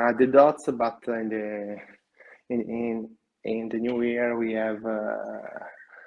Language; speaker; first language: English; non-native, learner; Italian